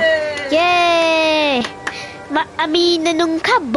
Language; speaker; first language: Portuguese; early bilingual, heritage; Portuguese